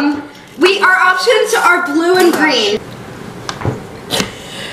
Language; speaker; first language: English; native; English